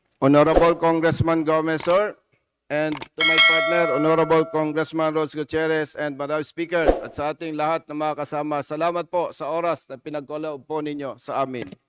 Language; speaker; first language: Filipino; native; Filipino